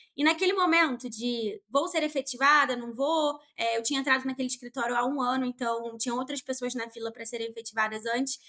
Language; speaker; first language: Portuguese; native; Portuguese